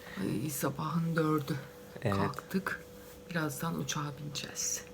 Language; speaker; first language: Turkish; native; Turkish